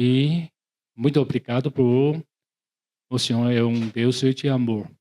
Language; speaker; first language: Portuguese; non-native, learner; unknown